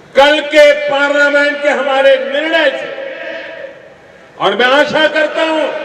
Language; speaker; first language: Hindi; non-native, local second language; Gujarati